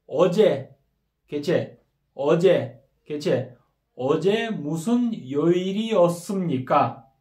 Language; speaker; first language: Korean; non-native, fluent; Kyrgyz